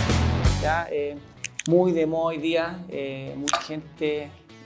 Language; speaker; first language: Spanish; native; Spanish